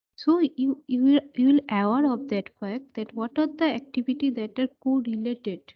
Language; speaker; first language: English; non-native, local second language; Bangla